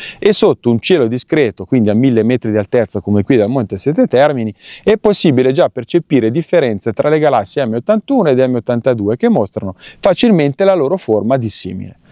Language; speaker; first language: Italian; native; Italian